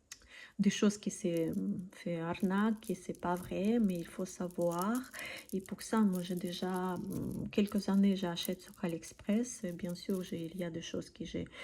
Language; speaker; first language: French; non-native, learner; Russian